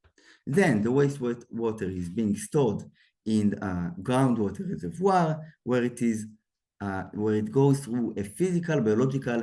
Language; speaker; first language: English; non-native, fluent; Hebrew